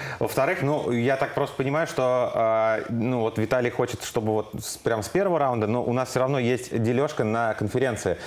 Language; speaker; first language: Russian; native; Russian